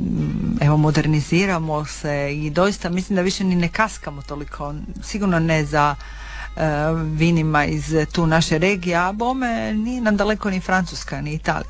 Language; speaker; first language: Serbian; native; Serbian